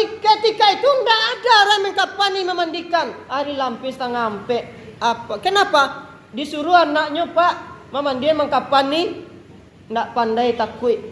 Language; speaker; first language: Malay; non-native, local second language; Minangkabau